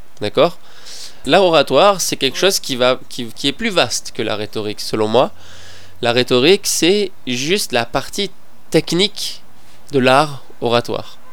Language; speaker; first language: French; non-native, fluent; Persian